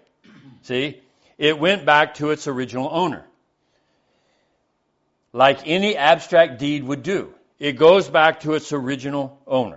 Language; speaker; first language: English; native; English